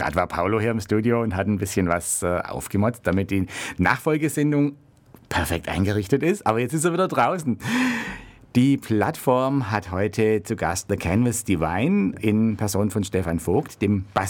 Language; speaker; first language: German; native; German